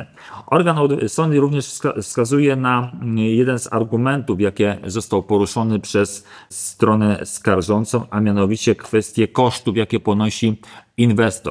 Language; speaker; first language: Polish; native; Polish